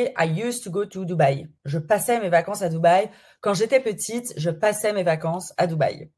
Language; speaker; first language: French; native; French